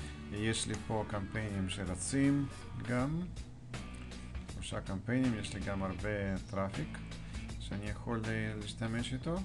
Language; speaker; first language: Hebrew; non-native, fluent; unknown